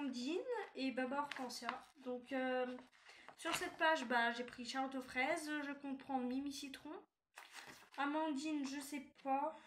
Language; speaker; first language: French; native; French